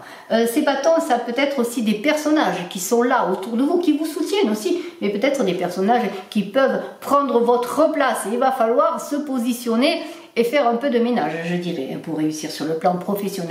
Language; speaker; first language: French; native; French